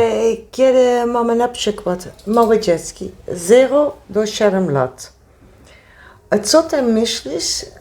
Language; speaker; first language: Polish; non-native, learner; Dutch